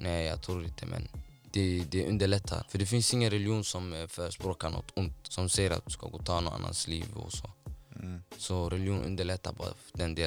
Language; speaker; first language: Swedish; non-native, fluent; Somali